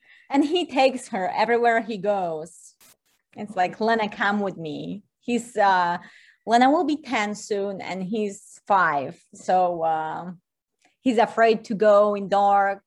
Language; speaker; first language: English; non-native, fluent; Polish